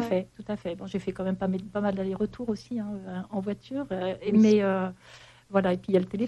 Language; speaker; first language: French; native; French